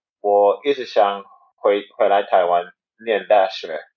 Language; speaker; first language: Chinese; non-native, learner; English